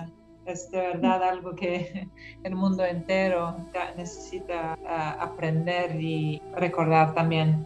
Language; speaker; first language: Spanish; non-native, fluent; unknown